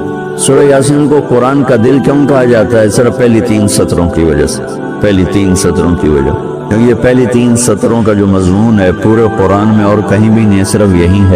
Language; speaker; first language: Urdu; non-native, local second language; Saraiki